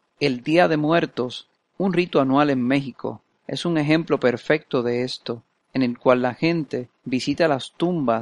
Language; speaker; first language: Spanish; non-native, fluent; English